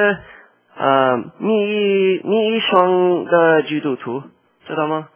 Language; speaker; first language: Chinese; non-native, learner; English